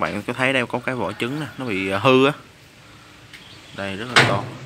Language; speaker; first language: Vietnamese; native; Vietnamese